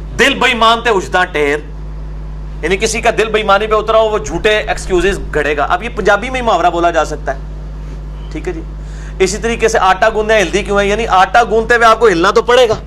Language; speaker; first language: Urdu; non-native, local second language; Punjabi